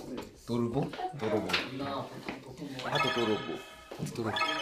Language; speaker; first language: Japanese; non-native, learner; Korean